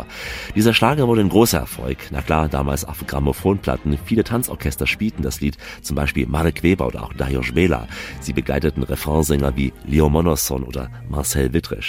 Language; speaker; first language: German; native; German